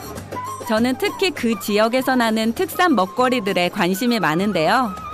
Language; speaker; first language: Korean; native; Korean